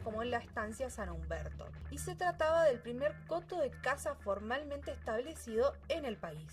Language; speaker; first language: Spanish; native; Spanish